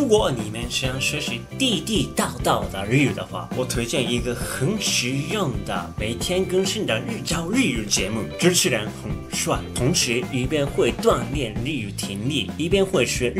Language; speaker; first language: Chinese; non-native, fluent; Japanese